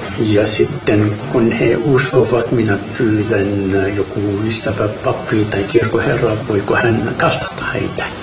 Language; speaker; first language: Finnish; non-native, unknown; Arabic